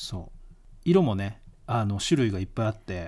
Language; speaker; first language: Japanese; native; Japanese